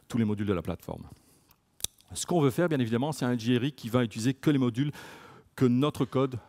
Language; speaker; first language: French; native; French